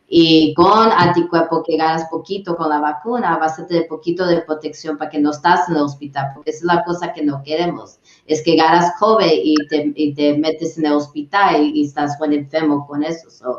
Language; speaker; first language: Spanish; early bilingual, heritage; English